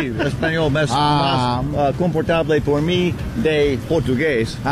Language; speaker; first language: Portuguese; non-native, learner; Spanish